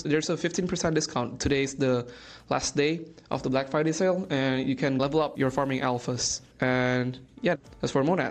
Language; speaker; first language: English; non-native, fluent; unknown